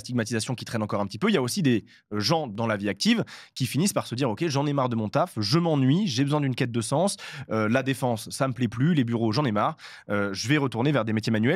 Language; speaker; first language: French; native; French